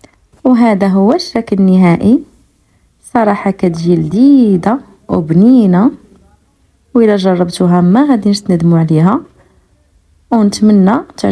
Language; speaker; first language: Arabic; native; Arabic